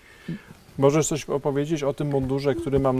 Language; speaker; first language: Polish; native; Polish